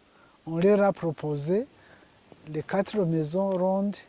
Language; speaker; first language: French; non-native, local second language; Kinyarwanda